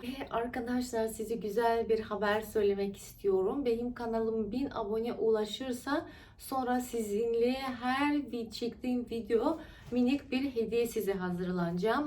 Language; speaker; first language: Turkish; non-native, fluent; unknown